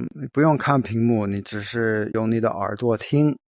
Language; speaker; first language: Chinese; non-native, fluent; English